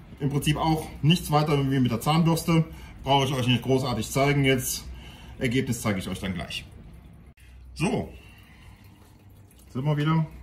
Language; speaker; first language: German; native; German